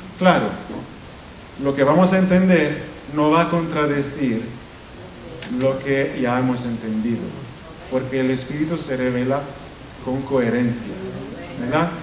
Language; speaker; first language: Spanish; non-native, fluent; Italian